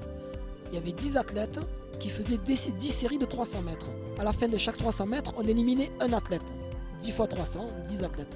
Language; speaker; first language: French; native; French